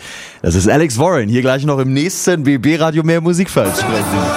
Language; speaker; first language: German; native; German